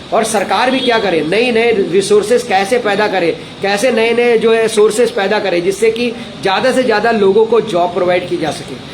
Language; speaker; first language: Hindi; native; Hindi